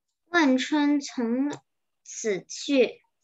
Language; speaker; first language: Chinese; early bilingual, heritage; Chinese